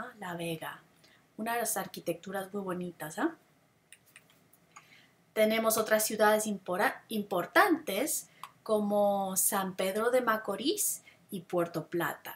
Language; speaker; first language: Spanish; non-native, fluent; English